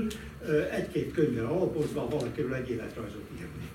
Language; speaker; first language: Hungarian; native; Hungarian